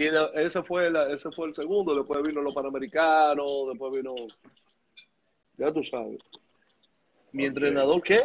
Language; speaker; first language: Spanish; native; Spanish